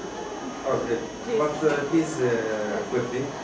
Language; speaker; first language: English; non-native, learner; Arabic